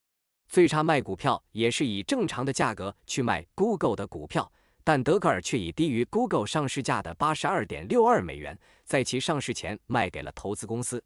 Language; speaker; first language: Chinese; native; Chinese